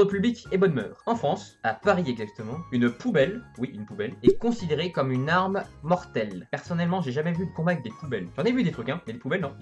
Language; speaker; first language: French; native; French